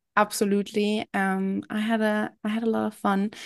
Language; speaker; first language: English; non-native, fluent; German